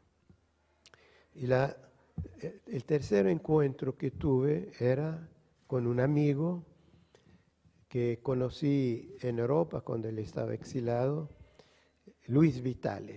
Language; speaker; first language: Spanish; non-native, fluent; Portuguese